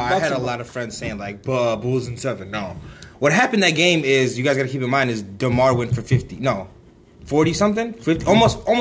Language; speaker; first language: English; native; English